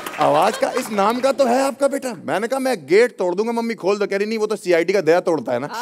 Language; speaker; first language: Hindi; native; Hindi